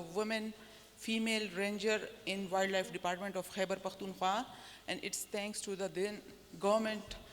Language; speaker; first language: English; non-native, local second language; Pashto